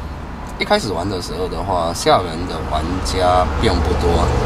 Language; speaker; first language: Chinese; native; Chinese